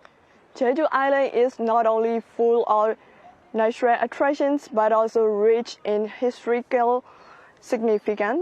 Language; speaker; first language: English; non-native, fluent; Burmese